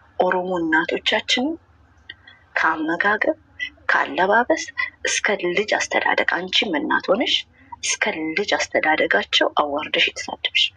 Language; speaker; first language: Amharic; non-native, local second language; Oromo